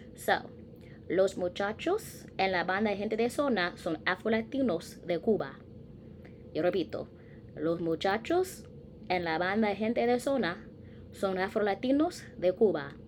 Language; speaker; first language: Spanish; non-native, learner; English